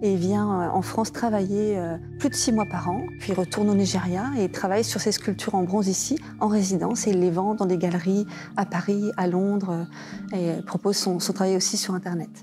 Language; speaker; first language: French; native; French